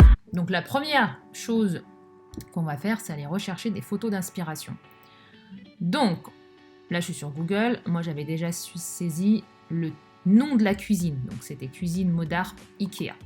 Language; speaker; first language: French; native; French